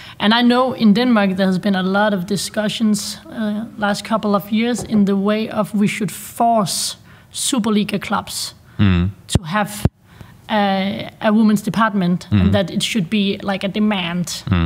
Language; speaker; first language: English; non-native, fluent; Danish